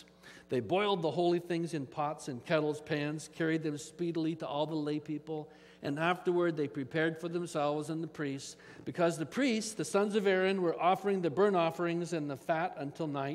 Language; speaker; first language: English; native; English